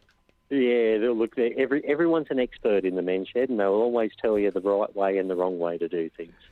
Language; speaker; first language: English; native; English